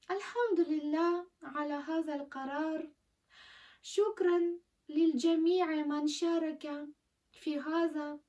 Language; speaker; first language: Arabic; non-native, fluent; Ukrainian